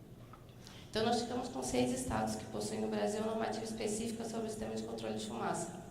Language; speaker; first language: Portuguese; native; Portuguese